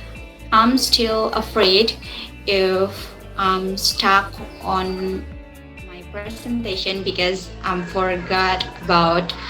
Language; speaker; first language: English; non-native, learner; Indonesian